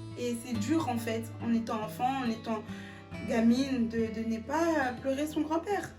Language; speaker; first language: French; early bilingual, other home language; Lingala